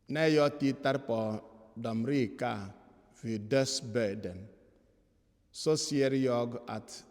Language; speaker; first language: Swedish; non-native, fluent; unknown